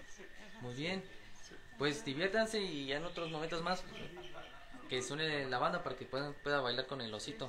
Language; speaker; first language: Spanish; native; Spanish